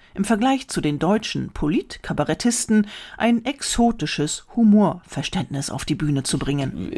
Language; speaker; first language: German; native; German